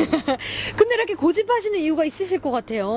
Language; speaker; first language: Korean; native; Korean